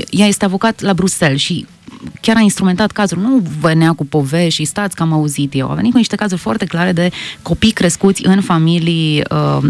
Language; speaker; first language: Romanian; native; Romanian